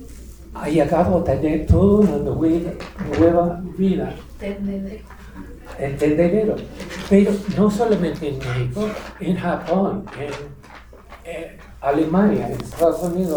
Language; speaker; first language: Spanish; non-native, fluent; English